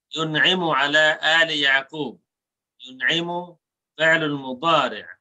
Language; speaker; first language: Arabic; non-native, fluent; Bangla